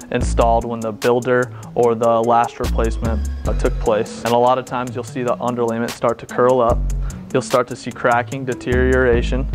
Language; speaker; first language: English; native; English